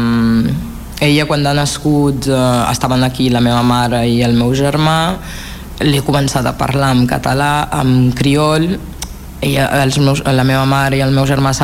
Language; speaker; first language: Catalan; non-native, fluent; Kabuverdianu